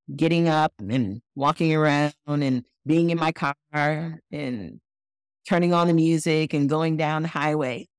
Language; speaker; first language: English; native; English